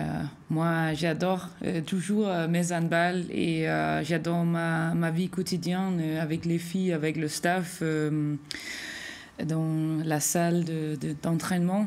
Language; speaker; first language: French; non-native, fluent; Danish